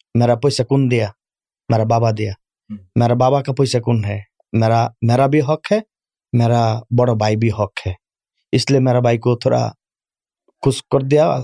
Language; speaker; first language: Urdu; non-native, learner; Bangla